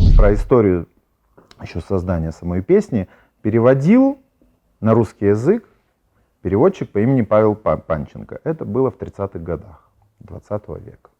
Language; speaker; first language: Russian; native; Russian